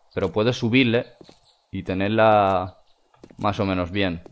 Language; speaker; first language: Spanish; non-native, fluent; Russian